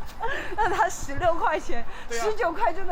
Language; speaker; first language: Chinese; early bilingual, heritage; Chinese